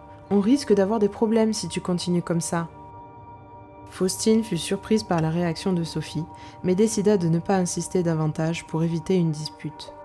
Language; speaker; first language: French; native; French